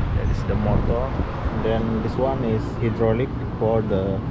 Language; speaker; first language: English; non-native, local second language; Malay